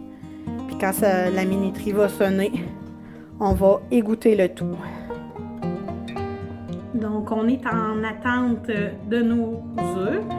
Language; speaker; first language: French; native; French